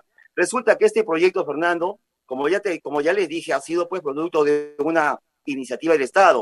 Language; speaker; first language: Spanish; native; Spanish